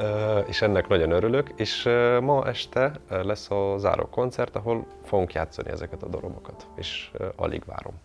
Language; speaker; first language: Hungarian; non-native, fluent; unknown